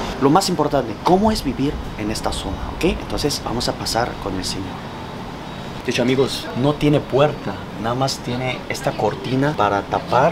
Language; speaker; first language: Spanish; non-native, fluent; Korean